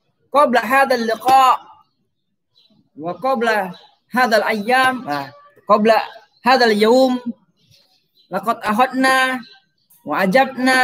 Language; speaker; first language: Arabic; non-native, fluent; Indonesian